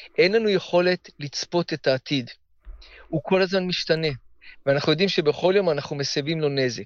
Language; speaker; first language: Hebrew; early bilingual, heritage; Hebrew